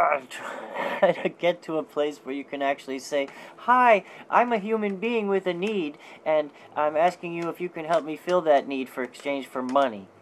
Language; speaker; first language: English; native; English